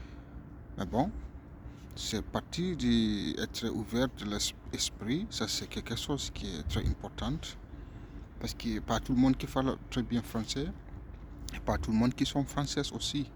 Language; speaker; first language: French; non-native, learner; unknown